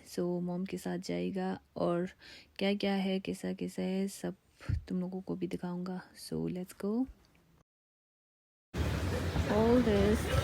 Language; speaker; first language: Hindi; non-native, local second language; Tibetan